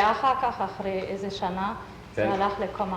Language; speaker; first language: Hebrew; non-native, fluent; German